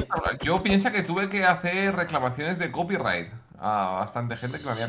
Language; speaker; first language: Spanish; native; Spanish